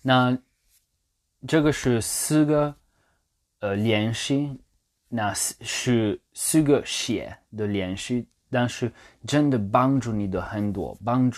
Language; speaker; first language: Chinese; non-native, learner; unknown